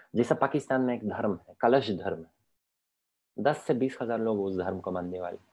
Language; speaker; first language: Hindi; non-native, fluent; Polish